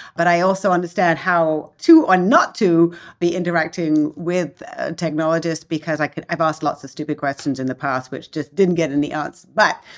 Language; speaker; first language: English; native; English